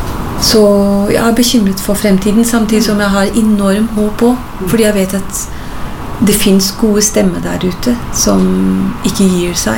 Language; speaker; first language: Norwegian; non-native, fluent; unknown